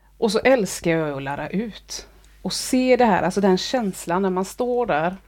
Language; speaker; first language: Swedish; native; Swedish